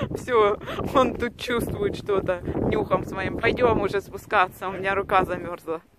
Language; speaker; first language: Russian; native; Russian